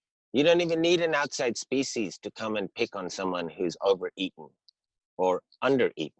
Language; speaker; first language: English; early bilingual, heritage; English